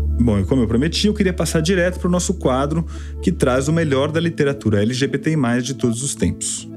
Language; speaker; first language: Portuguese; native; Portuguese